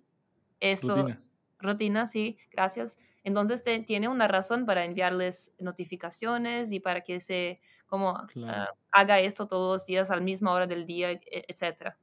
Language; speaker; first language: Spanish; non-native, fluent; Portuguese